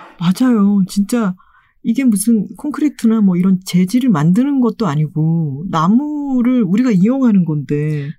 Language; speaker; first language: Korean; native; Korean